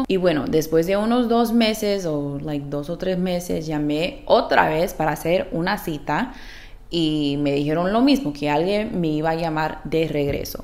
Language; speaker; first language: Spanish; early bilingual, heritage; Spanish